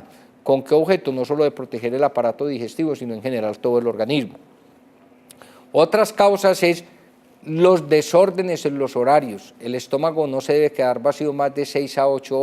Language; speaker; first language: Spanish; native; Spanish